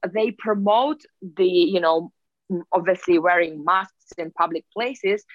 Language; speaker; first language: English; non-native, fluent; Russian